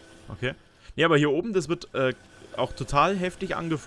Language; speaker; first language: German; native; German